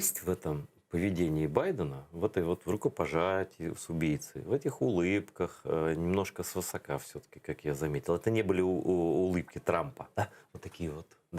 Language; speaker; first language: Russian; native; Russian